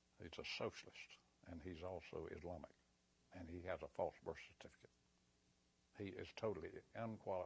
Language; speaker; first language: English; native; English